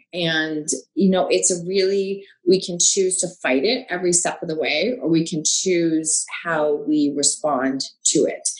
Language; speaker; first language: English; native; English